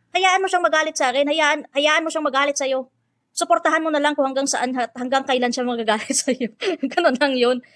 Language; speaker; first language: Filipino; non-native, local second language; Hiligaynon